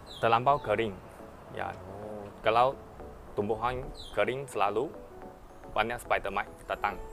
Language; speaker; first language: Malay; non-native, local second language; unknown